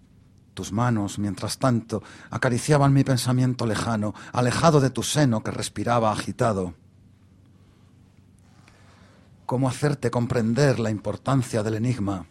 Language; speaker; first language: Spanish; native; Spanish